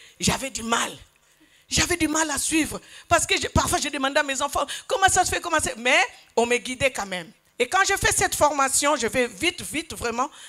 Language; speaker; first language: French; non-native, local second language; Lingala